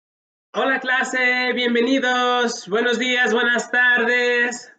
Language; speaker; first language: Spanish; early bilingual, heritage; English